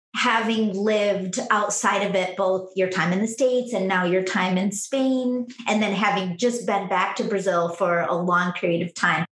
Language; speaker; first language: English; native; English